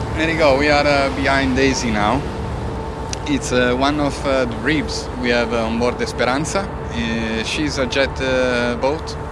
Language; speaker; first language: English; non-native, fluent; Spanish